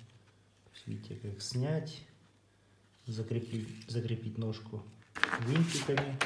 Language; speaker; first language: Russian; native; Russian